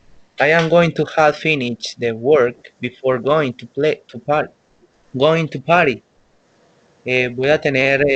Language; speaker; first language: English; non-native, learner; Spanish